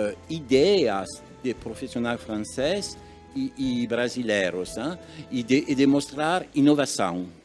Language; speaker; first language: Portuguese; non-native, learner; French